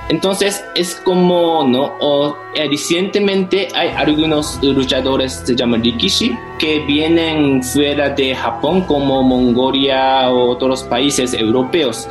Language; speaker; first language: Spanish; non-native, fluent; Japanese